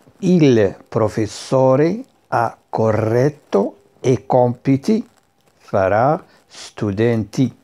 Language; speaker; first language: Italian; non-native, fluent; Arabic